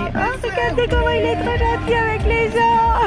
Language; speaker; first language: French; native; French